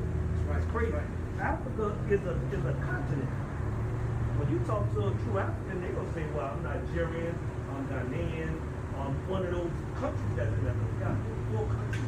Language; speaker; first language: English; native; English